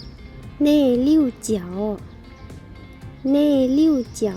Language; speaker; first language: Chinese; non-native, learner; Lao